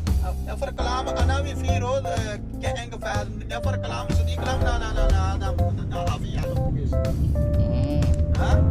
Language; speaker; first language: Arabic; non-native, learner; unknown